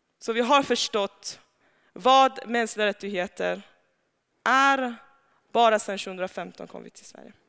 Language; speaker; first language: Swedish; non-native, fluent; Persian